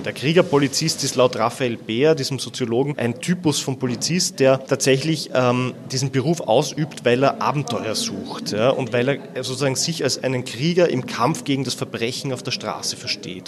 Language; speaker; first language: German; native; German